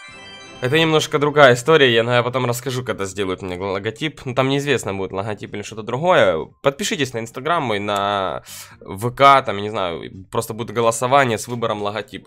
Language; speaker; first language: Russian; native; Russian